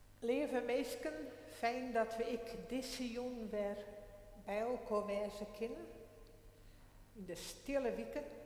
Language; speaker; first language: Dutch; non-native, local second language; Western Frisian